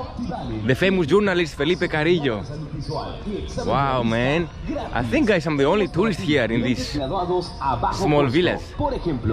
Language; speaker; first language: English; non-native, fluent; Greek